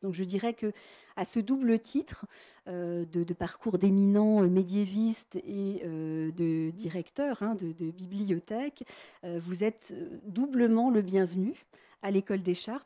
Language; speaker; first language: French; native; French